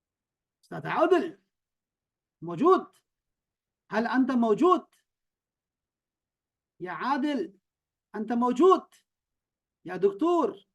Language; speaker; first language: Arabic; non-native, fluent; Urdu